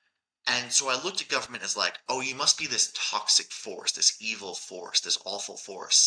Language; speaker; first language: English; native; English